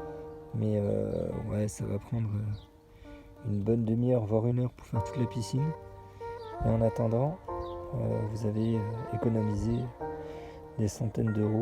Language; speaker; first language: French; native; French